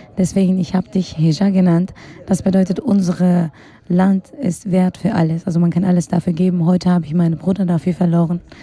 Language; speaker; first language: German; non-native, fluent; Kurdish